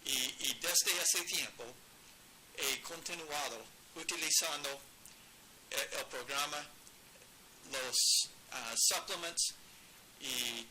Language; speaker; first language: Spanish; non-native, learner; English